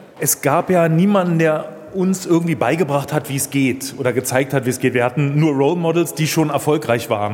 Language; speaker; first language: German; native; German